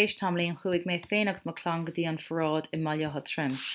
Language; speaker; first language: Irish; non-native, local second language; English